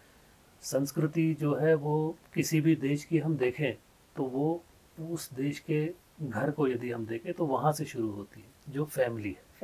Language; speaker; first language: Hindi; native; Hindi